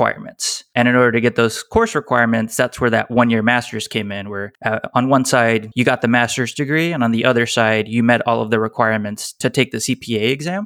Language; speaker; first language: English; native; English